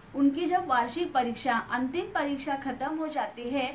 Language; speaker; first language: Hindi; non-native, local second language; Marathi